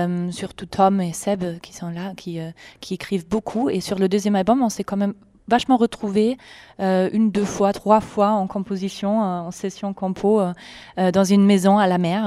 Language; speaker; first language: French; non-native, fluent; German